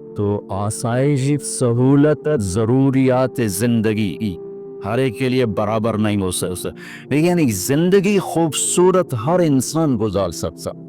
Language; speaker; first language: Urdu; non-native, local second language; Punjabi